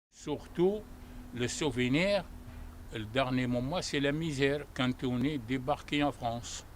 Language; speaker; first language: French; non-native, fluent; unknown